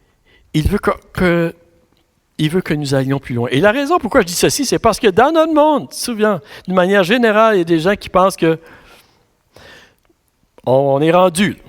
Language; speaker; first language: French; native; French